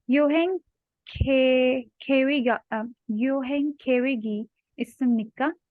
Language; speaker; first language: Korean; non-native, learner; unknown